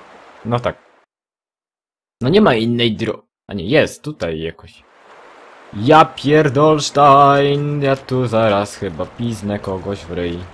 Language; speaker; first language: Polish; native; Polish